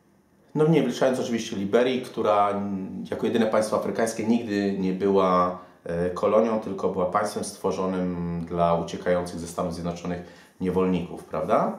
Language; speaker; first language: Polish; native; Polish